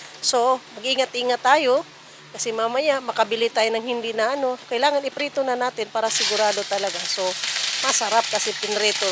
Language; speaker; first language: Filipino; non-native, local second language; Cebuano